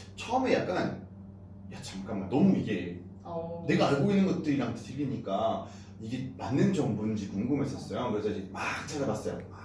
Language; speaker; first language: Korean; non-native, fluent; French